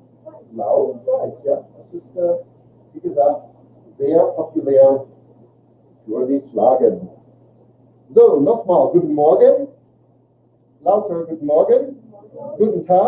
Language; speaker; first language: German; non-native, fluent; English